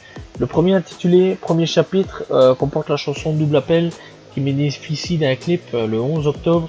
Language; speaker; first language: French; native; French